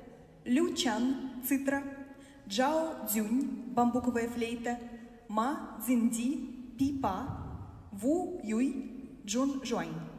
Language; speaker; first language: Russian; native; Russian